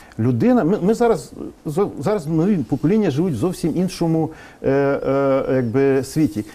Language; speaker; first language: Ukrainian; native; Ukrainian